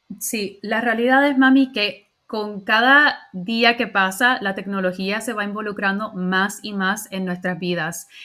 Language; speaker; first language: Spanish; early bilingual, heritage; Spanish